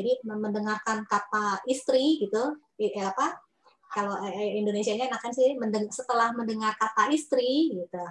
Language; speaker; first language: Indonesian; native; Indonesian